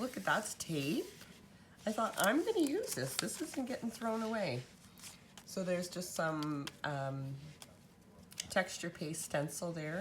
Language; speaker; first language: English; native; English